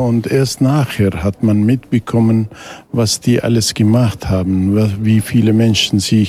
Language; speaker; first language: German; non-native, fluent; Kurdish